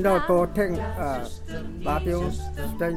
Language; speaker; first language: Dutch; non-native, learner; Chinese